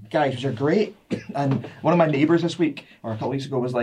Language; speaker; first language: English; native; English